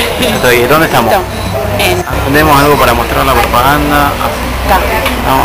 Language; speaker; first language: Spanish; native; Spanish